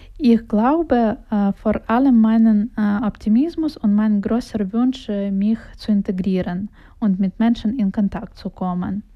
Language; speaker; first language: German; non-native, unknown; Russian